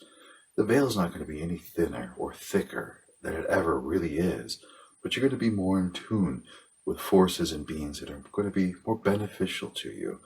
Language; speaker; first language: English; native; English